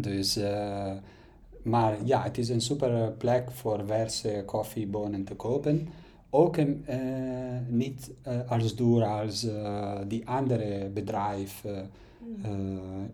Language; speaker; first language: Dutch; non-native, learner; Italian